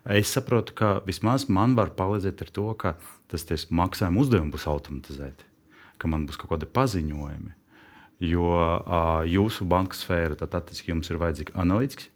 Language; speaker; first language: Latvian; non-native, local second language; Russian